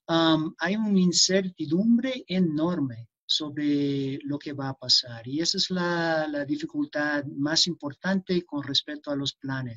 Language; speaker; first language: Spanish; non-native, fluent; English